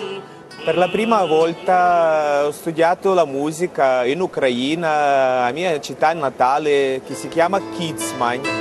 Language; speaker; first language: Italian; non-native, fluent; Ukrainian